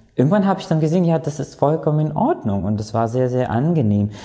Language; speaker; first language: German; non-native, fluent; Latvian